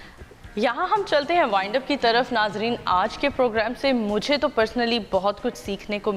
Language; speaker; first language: Hindi; native; Hindi